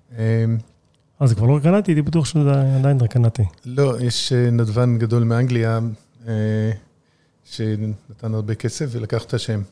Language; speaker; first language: Hebrew; native; Hebrew